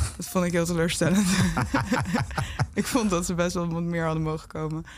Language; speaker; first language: Dutch; native; Dutch